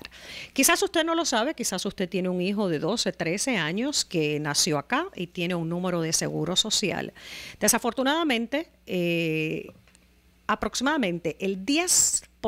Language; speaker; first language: Spanish; native; Spanish